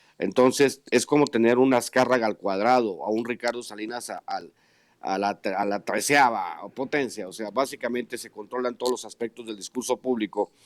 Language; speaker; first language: Spanish; native; Spanish